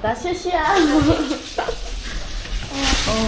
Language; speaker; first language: Chinese; non-native, learner; Lao